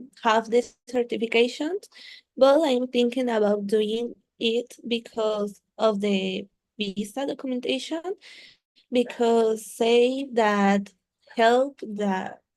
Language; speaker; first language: English; non-native, learner; Spanish